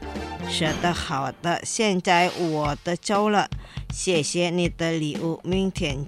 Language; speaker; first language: Chinese; non-native, fluent; Indonesian